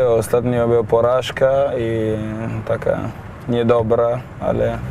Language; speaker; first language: Polish; non-native, learner; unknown